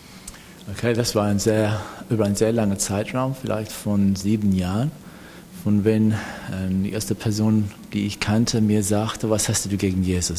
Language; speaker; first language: German; non-native, fluent; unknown